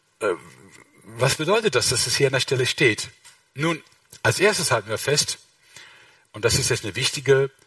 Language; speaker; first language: German; native; German